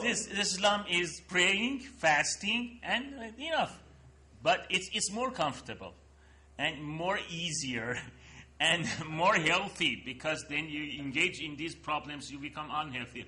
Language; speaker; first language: English; non-native, fluent; Persian